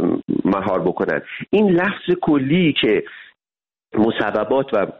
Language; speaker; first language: Persian; native; Persian